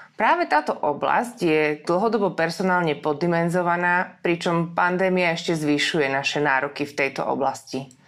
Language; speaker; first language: Slovak; native; Slovak